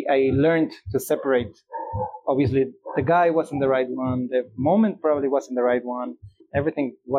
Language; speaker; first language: English; non-native, fluent; Spanish